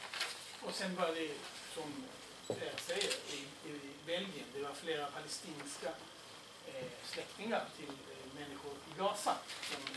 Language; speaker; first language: Swedish; non-native, fluent; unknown